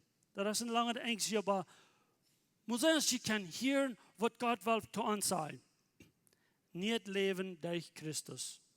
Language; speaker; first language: German; non-native, learner; Plautdietsch